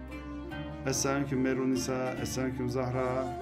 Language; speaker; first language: Turkish; early bilingual, heritage; Turkish